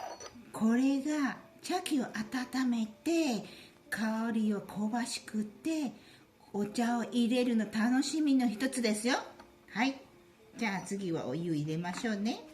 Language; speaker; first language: Japanese; non-native, fluent; Chinese